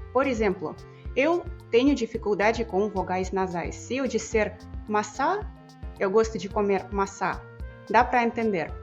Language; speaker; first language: Portuguese; non-native, fluent; Russian